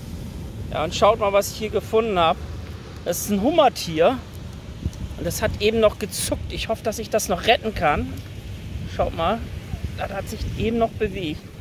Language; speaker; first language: German; native; German